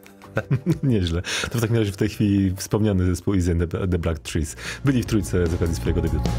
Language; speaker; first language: Polish; native; Polish